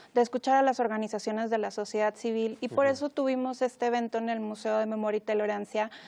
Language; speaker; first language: Spanish; native; Spanish